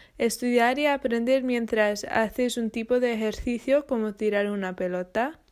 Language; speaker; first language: Spanish; non-native, fluent; English